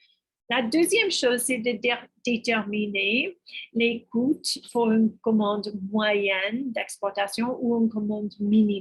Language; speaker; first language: French; non-native, fluent; English